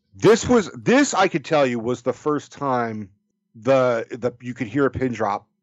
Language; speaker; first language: English; native; English